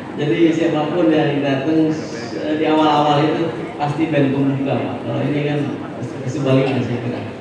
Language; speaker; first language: Indonesian; non-native, local second language; Madurese